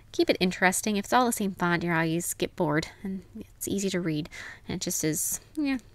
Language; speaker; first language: English; native; English